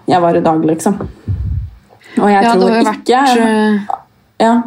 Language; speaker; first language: Norwegian; native; Norwegian